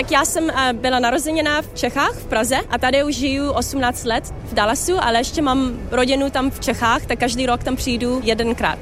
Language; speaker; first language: Czech; early bilingual, heritage; Czech